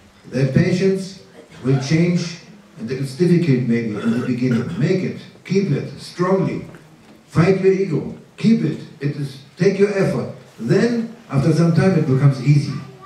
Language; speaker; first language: English; non-native, fluent; German